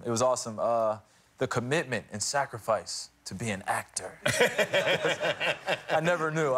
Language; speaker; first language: English; native; English